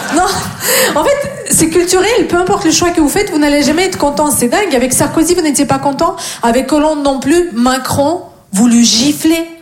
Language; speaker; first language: French; non-native, fluent; Russian